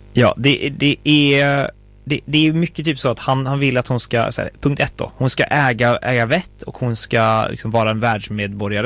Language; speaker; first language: Swedish; native; Swedish